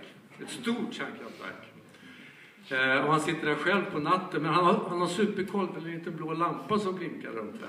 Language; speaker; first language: Swedish; native; Swedish